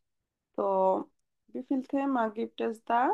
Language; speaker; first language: German; non-native, fluent; Bangla